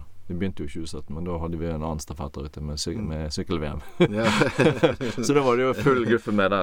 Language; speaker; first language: Norwegian; native; Norwegian